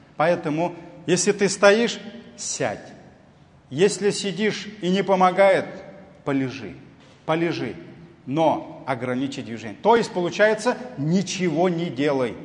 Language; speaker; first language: Russian; non-native, local second language; Tatar